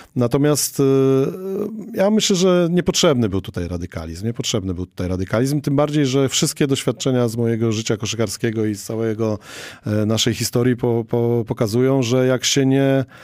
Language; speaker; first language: Polish; native; Polish